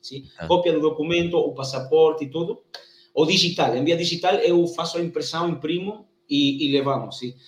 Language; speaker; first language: Portuguese; non-native, learner; Spanish